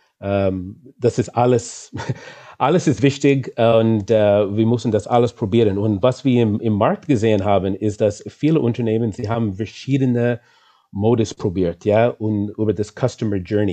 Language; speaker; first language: German; non-native, fluent; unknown